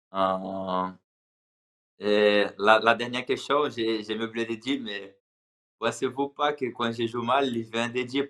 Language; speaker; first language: French; non-native, learner; Portuguese